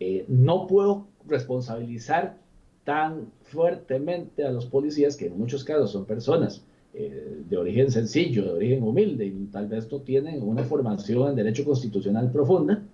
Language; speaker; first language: Spanish; native; Spanish